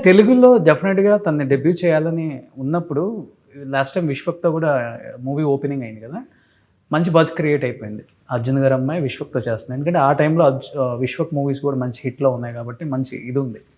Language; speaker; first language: Telugu; native; Telugu